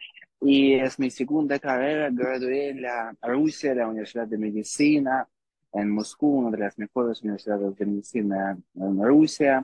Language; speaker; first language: Spanish; non-native, learner; Russian